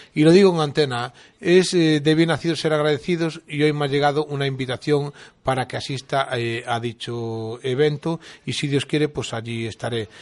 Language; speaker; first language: Spanish; native; Spanish